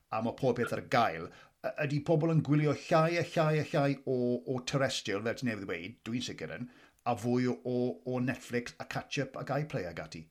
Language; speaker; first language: Welsh; native; Welsh